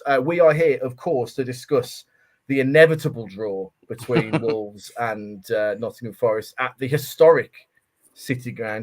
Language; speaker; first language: English; native; English